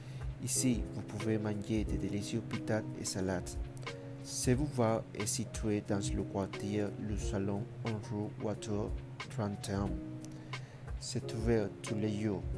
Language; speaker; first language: French; non-native, learner; Spanish